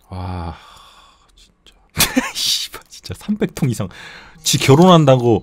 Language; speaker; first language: Korean; native; Korean